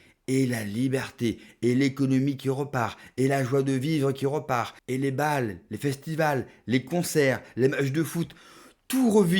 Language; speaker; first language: French; native; French